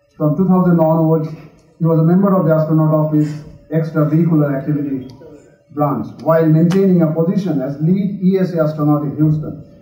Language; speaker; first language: English; non-native, local second language; Bangla